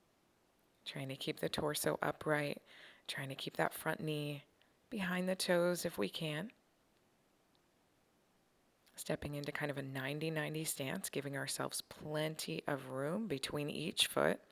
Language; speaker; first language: English; native; English